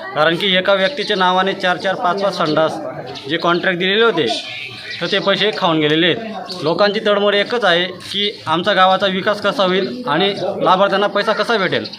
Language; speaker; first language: Marathi; native; Marathi